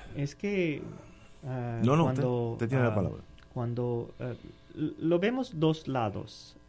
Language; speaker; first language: Spanish; non-native, learner; Urdu